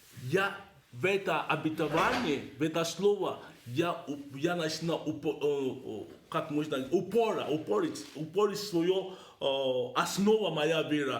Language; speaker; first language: Russian; non-native, learner; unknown